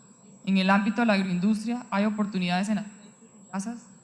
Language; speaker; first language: Spanish; native; Spanish